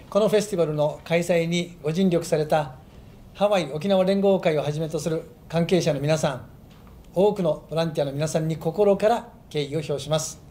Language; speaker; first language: Japanese; native; Japanese